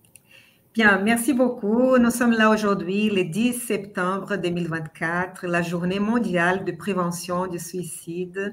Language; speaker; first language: French; non-native, fluent; Portuguese